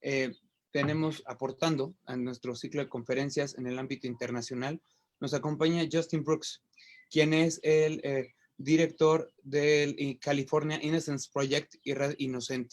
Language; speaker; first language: Spanish; native; Spanish